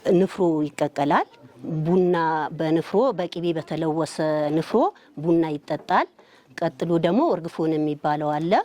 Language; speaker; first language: Amharic; non-native, local second language; Sebat Bet Gurage